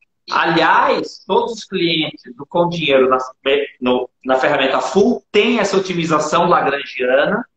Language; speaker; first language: Portuguese; native; Portuguese